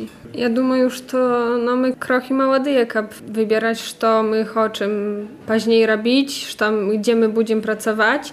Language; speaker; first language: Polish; non-native, local second language; Belarusian